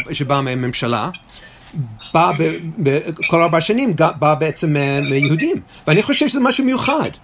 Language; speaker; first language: Hebrew; non-native, fluent; English